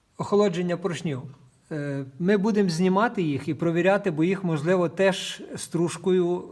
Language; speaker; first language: Ukrainian; native; Ukrainian